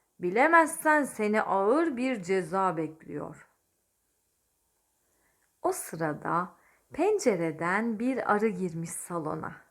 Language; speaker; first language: Turkish; native; Turkish